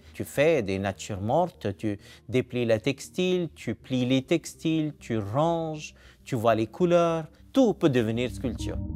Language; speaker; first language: French; non-native, fluent; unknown